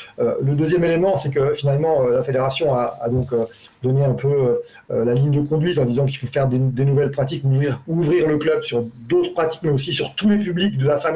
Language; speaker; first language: French; native; French